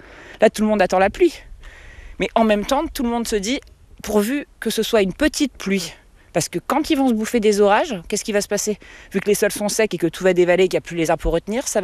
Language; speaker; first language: French; native; French